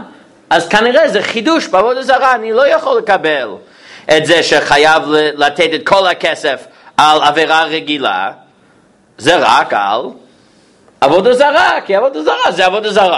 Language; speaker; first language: Hebrew; non-native, fluent; English